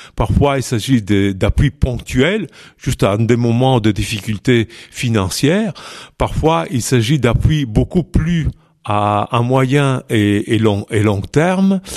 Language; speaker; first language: French; non-native, fluent; Italian